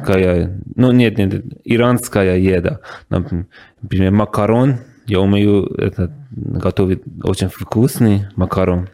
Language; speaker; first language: Russian; non-native, learner; Persian